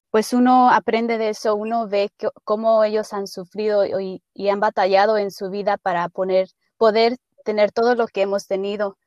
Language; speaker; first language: Spanish; early bilingual, heritage; Spanish